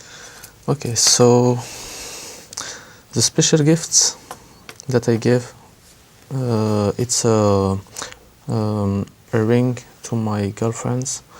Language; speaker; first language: English; non-native, learner; French